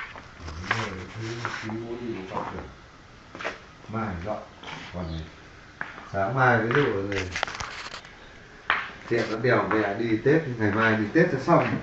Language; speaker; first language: Vietnamese; native; Vietnamese